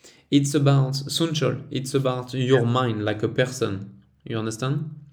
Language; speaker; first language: English; non-native, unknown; French